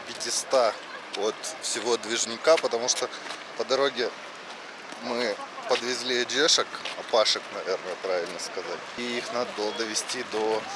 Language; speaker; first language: Russian; native; Russian